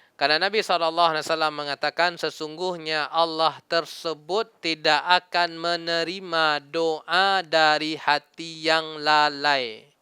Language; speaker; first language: Malay; non-native, local second language; Minangkabau